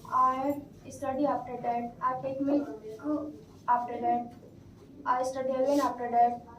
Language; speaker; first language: English; non-native, learner; Hindi